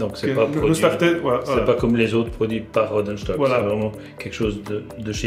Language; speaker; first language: French; native; French